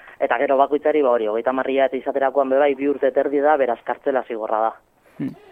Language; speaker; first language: Basque; native; Basque